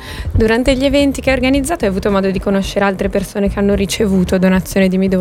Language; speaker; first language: Italian; native; Italian